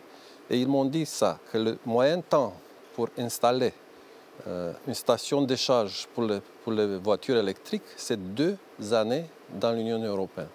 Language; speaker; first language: French; non-native, fluent; Romanian